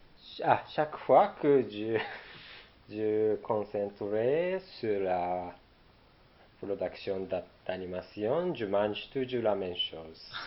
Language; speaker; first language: French; non-native, learner; Japanese